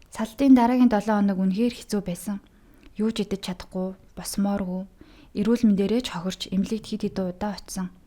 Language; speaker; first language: Mongolian; native; Mongolian